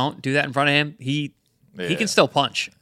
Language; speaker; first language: English; native; English